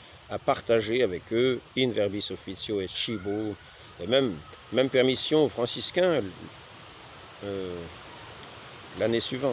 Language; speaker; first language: French; native; French